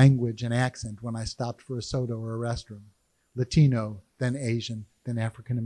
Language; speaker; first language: English; native; English